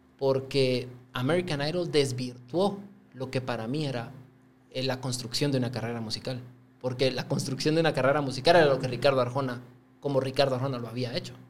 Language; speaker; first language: Spanish; native; Spanish